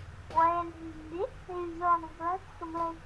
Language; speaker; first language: English; non-native, learner; Vietnamese